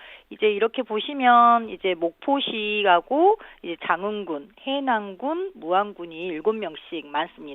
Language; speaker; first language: Korean; native; Korean